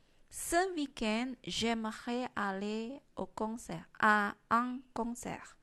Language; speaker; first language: French; non-native, fluent; Indonesian